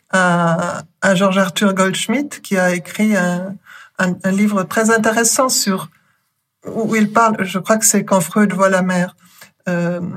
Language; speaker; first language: French; non-native, fluent; German